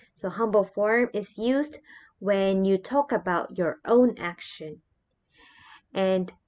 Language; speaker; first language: English; non-native, fluent; Japanese